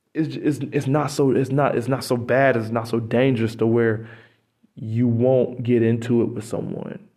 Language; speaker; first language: English; native; English